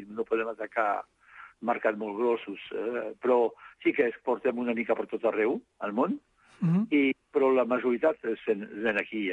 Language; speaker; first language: Catalan; non-native, fluent; French